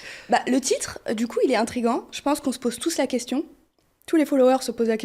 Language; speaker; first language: French; early bilingual, other home language; Portuguese